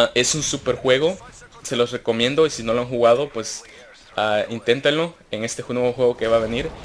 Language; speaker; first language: Spanish; native; Spanish